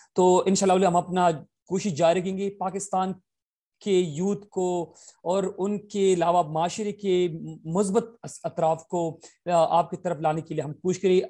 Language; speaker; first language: Urdu; non-native, local second language; Pashto